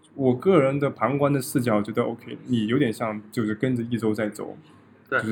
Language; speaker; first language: Chinese; native; Chinese